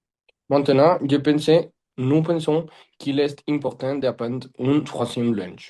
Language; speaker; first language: French; non-native, learner; Spanish